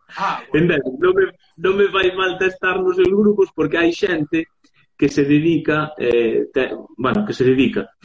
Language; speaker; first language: Galician; native; Galician